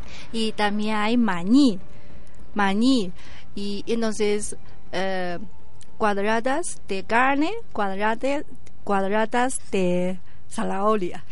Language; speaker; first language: Spanish; non-native, learner; Chinese